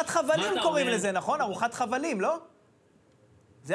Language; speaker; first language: Hebrew; native; Hebrew